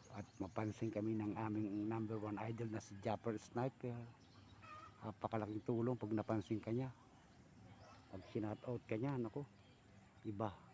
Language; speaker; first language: Filipino; native; Filipino